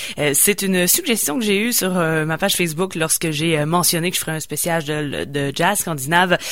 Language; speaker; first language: French; native; French